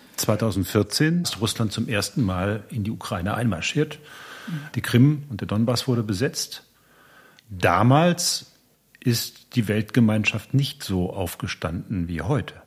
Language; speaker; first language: German; native; German